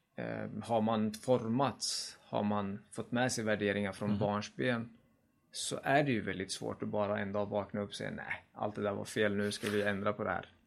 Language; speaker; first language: Swedish; early bilingual, other home language; Kurdish